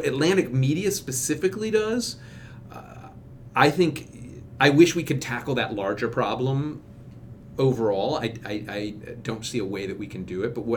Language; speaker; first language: English; native; English